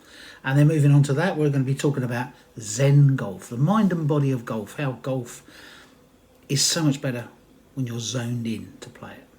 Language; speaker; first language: English; native; English